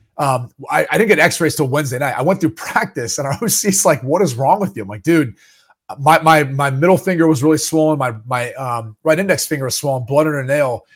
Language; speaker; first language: English; native; English